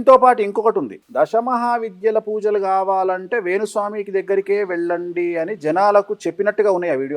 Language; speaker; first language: Telugu; native; Telugu